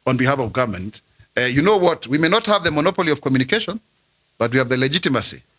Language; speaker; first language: English; non-native, local second language; Kikuyu